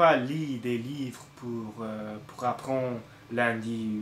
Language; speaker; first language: French; non-native, learner; English